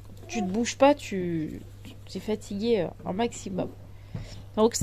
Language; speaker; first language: French; native; French